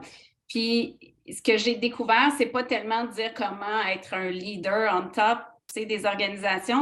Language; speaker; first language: French; native; French